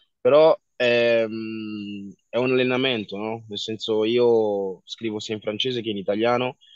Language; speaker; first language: Italian; early bilingual, other home language; French